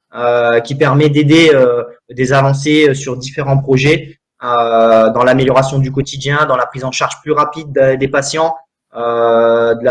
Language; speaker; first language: French; native; French